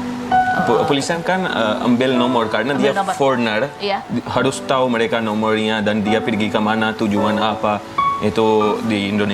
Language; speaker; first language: Indonesian; non-native, fluent; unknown